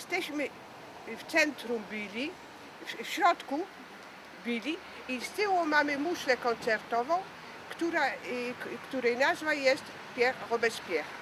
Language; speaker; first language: Polish; early bilingual, heritage; French